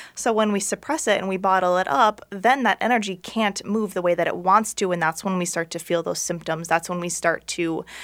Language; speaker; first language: English; native; English